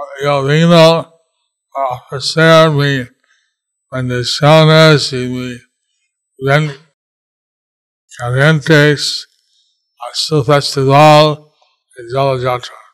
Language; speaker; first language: Spanish; non-native, learner; English